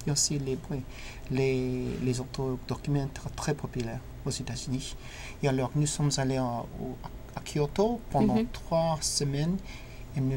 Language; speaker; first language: French; non-native, fluent; English